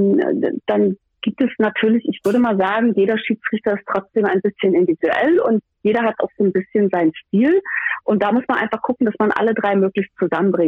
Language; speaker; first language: German; native; German